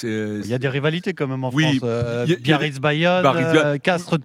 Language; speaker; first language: French; native; French